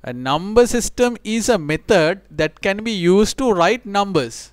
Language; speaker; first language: English; non-native, local second language; Sinhala